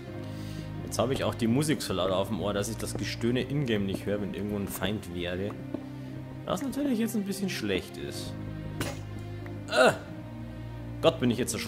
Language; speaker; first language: German; native; German